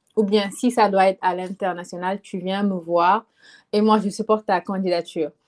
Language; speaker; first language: French; non-native, local second language; Wolof